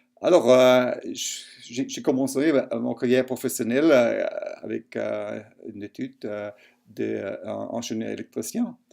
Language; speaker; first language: French; non-native, fluent; German